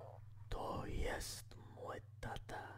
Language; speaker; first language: Polish; non-native, learner; English